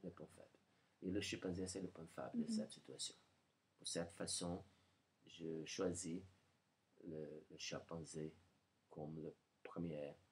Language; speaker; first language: French; non-native, learner; Portuguese